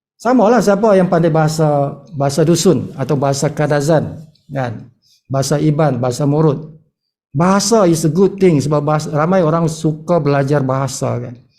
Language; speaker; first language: Malay; native; Malay